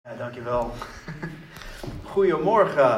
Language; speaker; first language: Dutch; non-native, learner; English